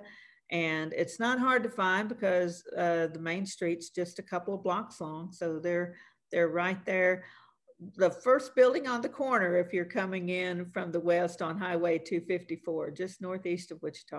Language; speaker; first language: English; native; English